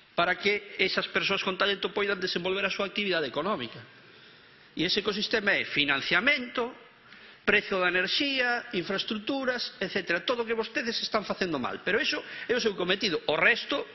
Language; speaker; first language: Galician; non-native, local second language; Spanish